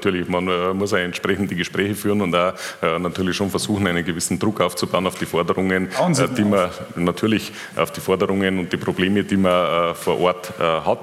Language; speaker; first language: German; native; German